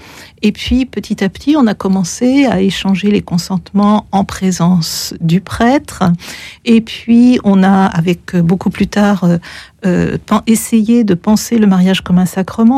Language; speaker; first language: French; native; French